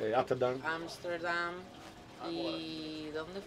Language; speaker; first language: Spanish; native; Spanish